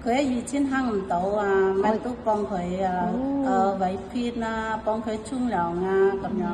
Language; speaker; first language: Cantonese; non-native, fluent; Indonesian